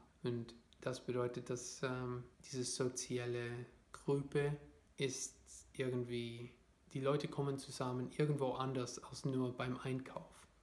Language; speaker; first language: German; non-native, fluent; English